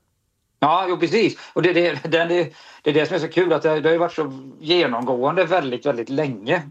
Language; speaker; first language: Swedish; native; Swedish